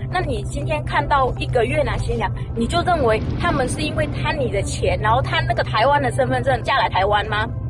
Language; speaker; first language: Chinese; non-native, fluent; Vietnamese